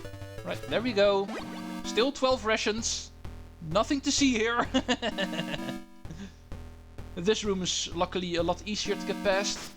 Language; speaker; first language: English; non-native, fluent; Dutch